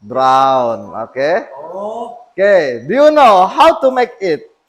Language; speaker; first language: English; non-native, fluent; Indonesian